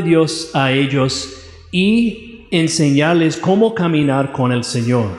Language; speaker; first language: Spanish; non-native, fluent; English